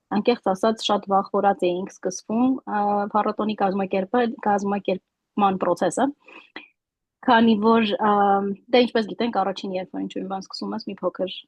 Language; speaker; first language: Armenian; native; Armenian